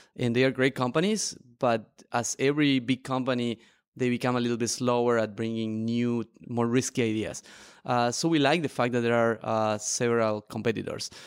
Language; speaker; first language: English; non-native, fluent; Spanish